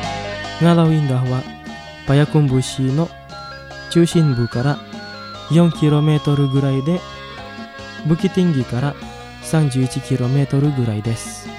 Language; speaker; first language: Japanese; non-native, fluent; Indonesian